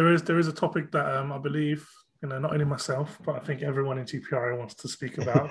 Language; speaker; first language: English; native; English